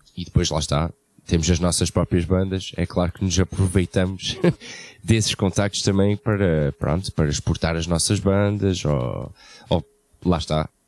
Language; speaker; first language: Portuguese; early bilingual, heritage; Portuguese